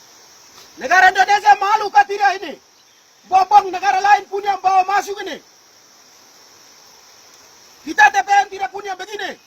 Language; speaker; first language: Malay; non-native, local second language; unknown